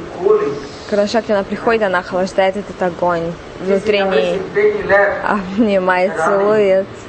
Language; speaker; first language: Russian; native; Russian